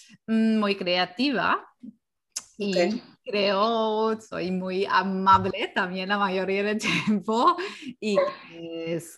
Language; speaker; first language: Spanish; non-native, fluent; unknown